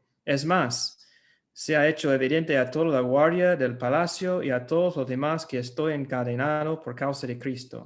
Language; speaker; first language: Spanish; non-native, fluent; English